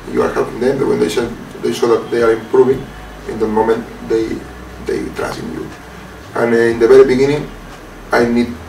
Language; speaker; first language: English; non-native, fluent; Spanish